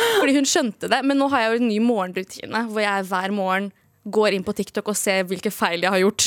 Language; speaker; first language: Norwegian; early bilingual, other home language; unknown